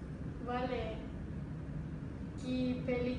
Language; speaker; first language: Spanish; non-native, learner; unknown